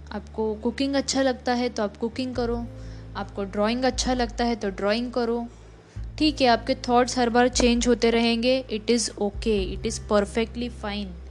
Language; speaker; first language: Hindi; non-native, local second language; Marathi